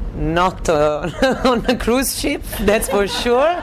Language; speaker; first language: English; non-native, fluent; Italian